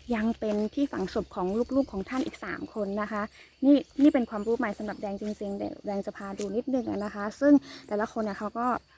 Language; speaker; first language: Thai; non-native, local second language; Karen languages